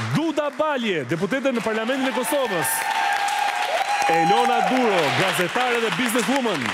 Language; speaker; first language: Albanian; native; Albanian